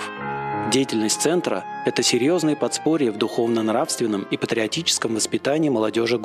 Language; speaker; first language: Russian; native; Russian